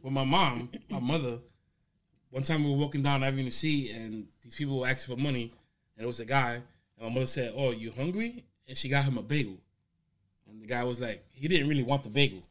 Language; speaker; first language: English; early bilingual, other home language; Spanish